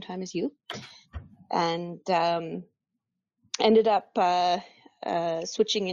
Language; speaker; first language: English; native; English